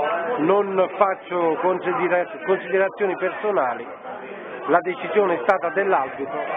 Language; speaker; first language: Italian; native; Italian